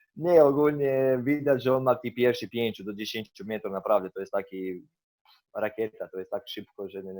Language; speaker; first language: Polish; non-native, fluent; Croatian